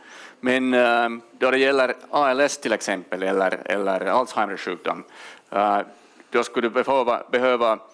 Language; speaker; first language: Swedish; non-native, local second language; Finnish